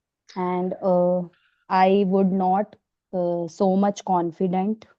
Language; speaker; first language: English; non-native, learner; Hindi